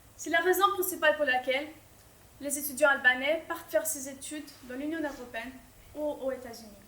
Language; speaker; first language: French; non-native, fluent; Albanian